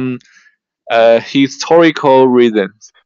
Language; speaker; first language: English; non-native, learner; Chinese